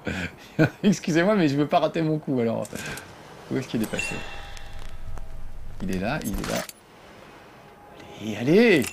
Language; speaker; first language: French; native; French